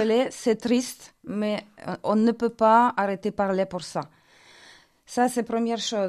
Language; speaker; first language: French; non-native, fluent; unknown